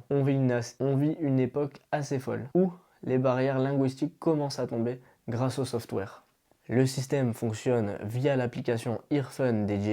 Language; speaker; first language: French; native; French